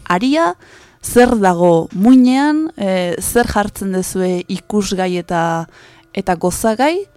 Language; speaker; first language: Basque; native; Basque